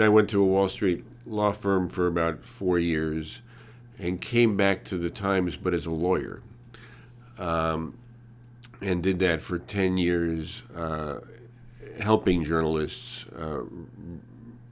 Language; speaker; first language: English; early bilingual, other home language; Hungarian